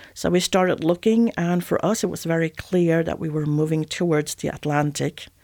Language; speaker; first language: English; non-native, fluent; Swedish